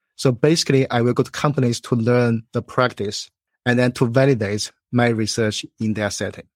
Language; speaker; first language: English; non-native, fluent; Chinese